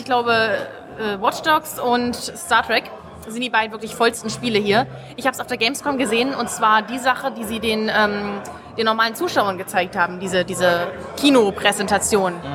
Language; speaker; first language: German; native; German